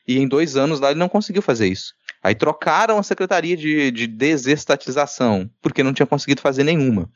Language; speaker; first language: Portuguese; native; Portuguese